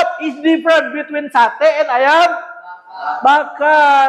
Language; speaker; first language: English; non-native, learner; Indonesian